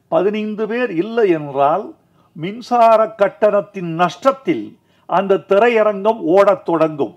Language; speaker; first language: Tamil; native; Tamil